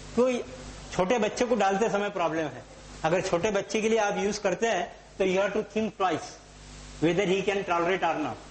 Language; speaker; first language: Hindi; native; Hindi